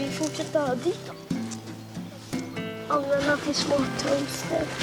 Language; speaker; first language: Swedish; native; Swedish